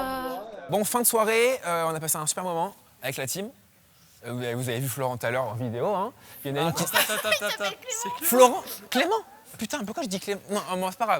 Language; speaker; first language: French; native; French